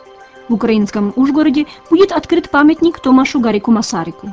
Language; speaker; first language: Russian; native; Russian